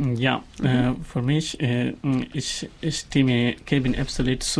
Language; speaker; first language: German; non-native, learner; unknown